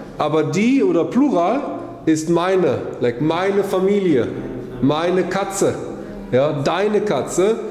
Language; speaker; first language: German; native; German